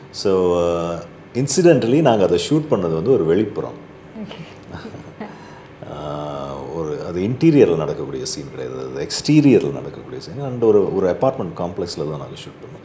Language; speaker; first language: Tamil; native; Tamil